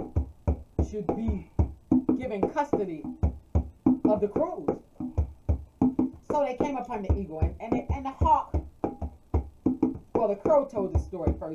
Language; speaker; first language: English; native; English